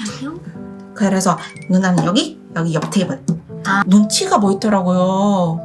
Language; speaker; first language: Korean; non-native, fluent; Indonesian